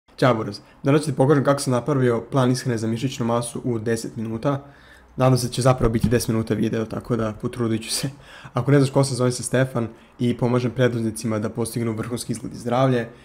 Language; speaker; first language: Serbian; native; Serbian